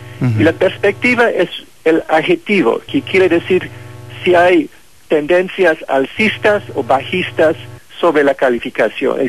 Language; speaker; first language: Spanish; non-native, fluent; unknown